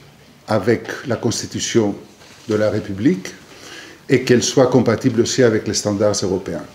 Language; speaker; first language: French; non-native, fluent; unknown